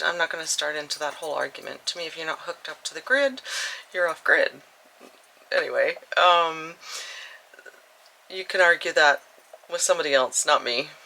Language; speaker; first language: English; native; English